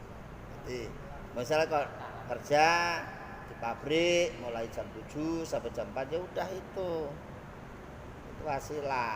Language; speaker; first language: Indonesian; native; Indonesian